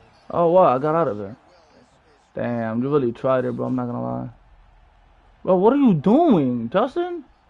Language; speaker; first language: English; early bilingual, other home language; Spanish